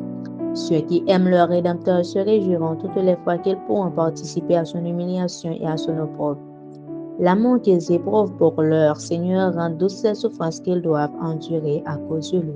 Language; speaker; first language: French; non-native, local second language; Haitian Creole